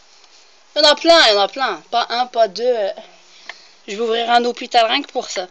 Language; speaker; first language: French; early bilingual, other home language; Arabic